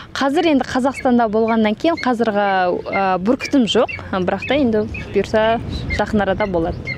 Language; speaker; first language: Kazakh; early bilingual, heritage; Kazakh